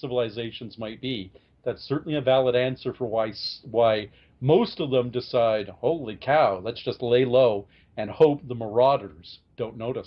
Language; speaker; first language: English; native; English